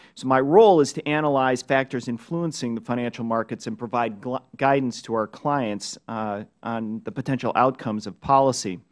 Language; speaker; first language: English; native; English